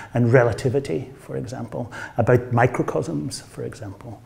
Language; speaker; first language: English; native; English